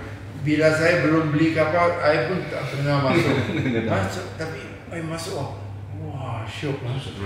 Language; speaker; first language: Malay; non-native, local second language; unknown